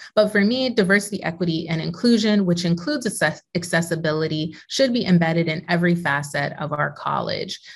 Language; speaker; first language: English; native; English